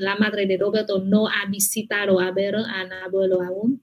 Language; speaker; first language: Spanish; non-native, fluent; Vietnamese